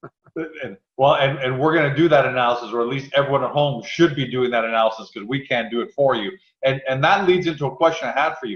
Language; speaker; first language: English; native; English